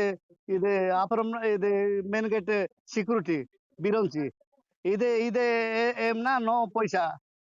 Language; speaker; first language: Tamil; non-native, learner; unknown